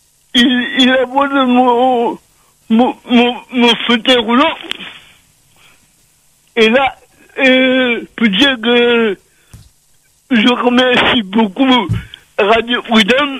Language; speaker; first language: French; non-native, local second language; Réunion Creole French